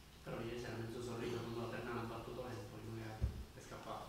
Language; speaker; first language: Italian; native; Italian